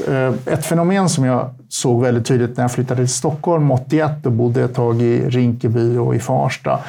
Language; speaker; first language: Swedish; early bilingual, other home language; Turkish